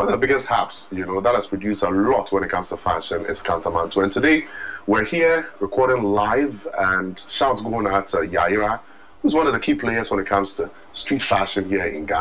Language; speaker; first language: English; non-native, local second language; Akan